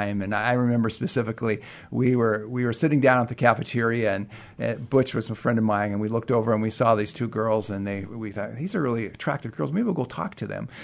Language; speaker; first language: English; native; English